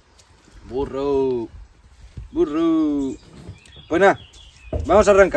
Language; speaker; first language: Spanish; native; Spanish